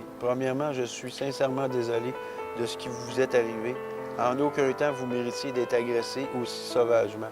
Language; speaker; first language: French; native; French